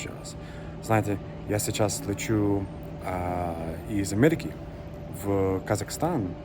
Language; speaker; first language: Russian; non-native, learner; English